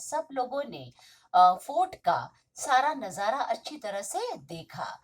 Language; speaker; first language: Hindi; non-native, local second language; Marathi